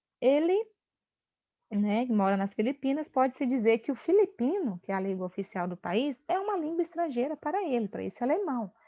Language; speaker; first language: Portuguese; native; Portuguese